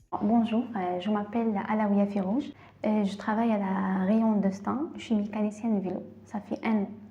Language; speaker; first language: French; non-native, learner; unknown